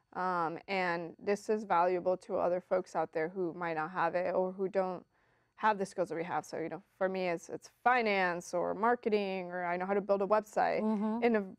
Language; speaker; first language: English; early bilingual, other home language; Spanish